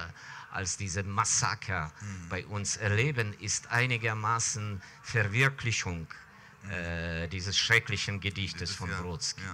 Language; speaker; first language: German; non-native, fluent; Ukrainian